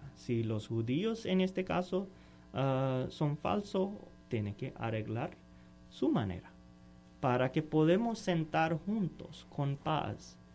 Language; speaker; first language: Spanish; non-native, learner; Urdu